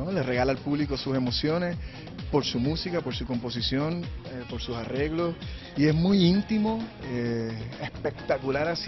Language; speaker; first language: Spanish; native; Spanish